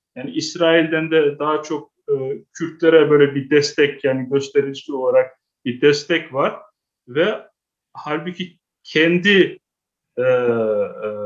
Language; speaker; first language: Turkish; early bilingual, heritage; Turkish